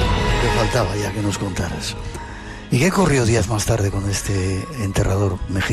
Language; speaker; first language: Spanish; native; Spanish